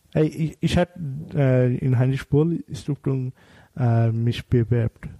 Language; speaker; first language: German; non-native, learner; Bangla